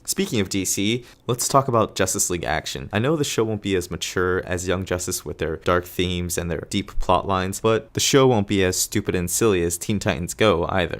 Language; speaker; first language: English; native; English